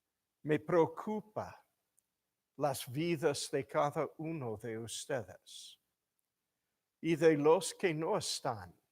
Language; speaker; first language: Spanish; non-native, fluent; English